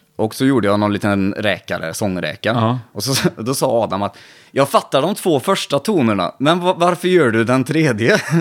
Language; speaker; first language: Swedish; native; Swedish